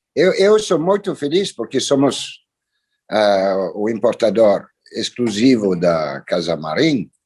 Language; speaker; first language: Portuguese; non-native, fluent; French